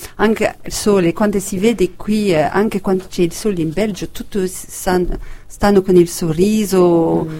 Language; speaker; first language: Italian; early bilingual, heritage; Italian